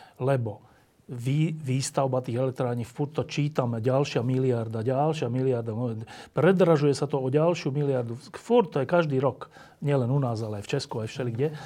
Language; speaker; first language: Slovak; native; Slovak